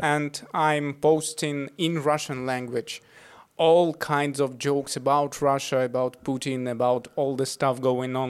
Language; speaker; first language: English; non-native, fluent; Russian